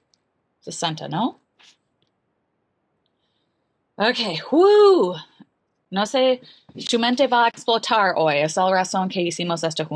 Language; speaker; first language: Spanish; non-native, learner; English